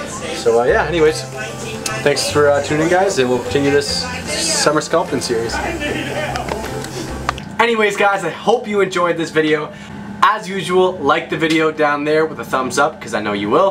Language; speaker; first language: English; native; English